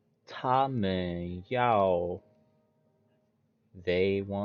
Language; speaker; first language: Chinese; non-native, learner; English